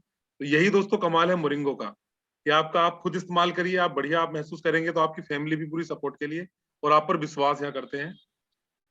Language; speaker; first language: Hindi; native; Hindi